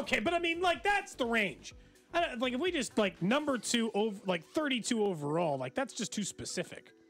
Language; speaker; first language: English; native; English